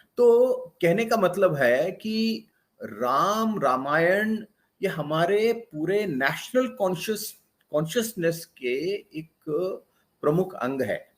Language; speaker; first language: Hindi; non-native, local second language; Kannada